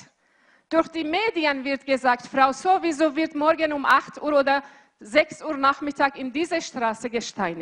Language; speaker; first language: German; non-native, learner; Persian